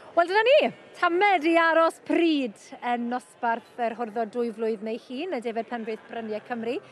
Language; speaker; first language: Welsh; native; Welsh